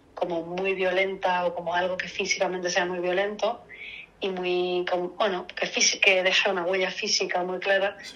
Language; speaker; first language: Spanish; native; Spanish